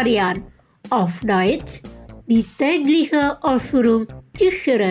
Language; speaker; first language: German; non-native, fluent; Indonesian